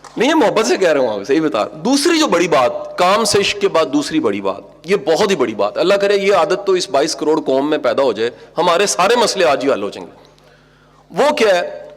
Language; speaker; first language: Urdu; non-native, local second language; Punjabi